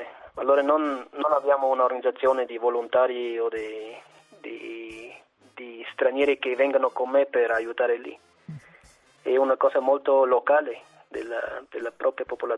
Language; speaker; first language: Italian; non-native, fluent; German